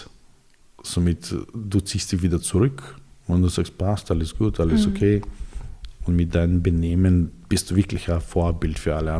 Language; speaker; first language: German; non-native, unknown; Serbian